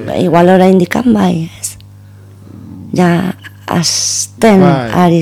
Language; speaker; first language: Basque; non-native, local second language; Spanish